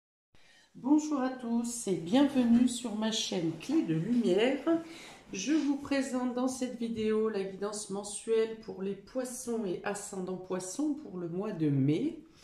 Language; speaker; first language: French; native; French